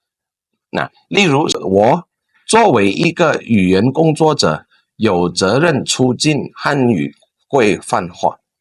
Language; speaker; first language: Chinese; non-native, fluent; Indonesian